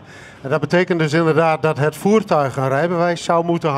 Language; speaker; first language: Dutch; native; Dutch